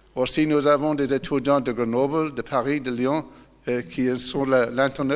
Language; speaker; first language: French; non-native, learner; English